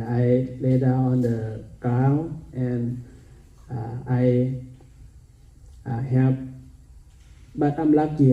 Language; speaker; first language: English; non-native, learner; Thai